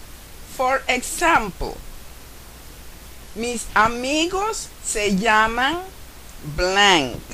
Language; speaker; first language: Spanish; non-native, fluent; English